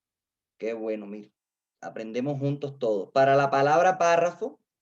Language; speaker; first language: Spanish; native; Spanish